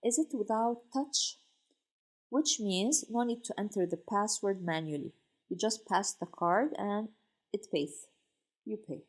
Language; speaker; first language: English; non-native, fluent; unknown